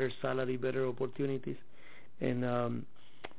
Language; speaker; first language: English; non-native, fluent; Spanish